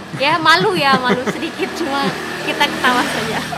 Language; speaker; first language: Indonesian; native; Indonesian